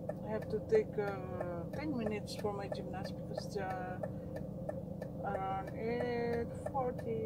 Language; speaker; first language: English; non-native, local second language; Filipino